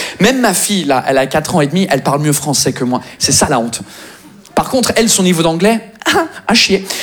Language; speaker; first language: French; non-native, fluent; English